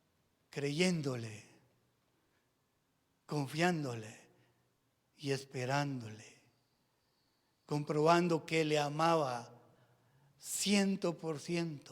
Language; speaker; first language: Spanish; native; Spanish